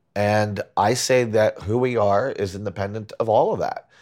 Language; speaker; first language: English; early bilingual, other home language; Spanish